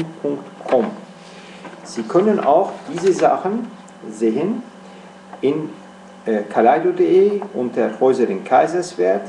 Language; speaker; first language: German; non-native, fluent; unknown